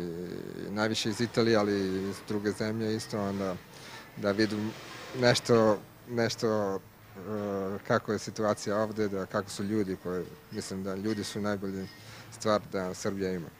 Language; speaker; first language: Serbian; non-native, learner; Italian